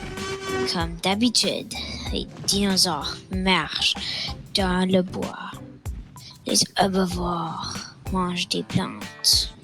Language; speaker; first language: French; non-native, local second language; English